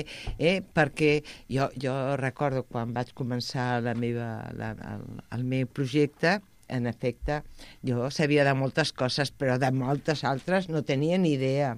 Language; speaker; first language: Catalan; non-native, local second language; Spanish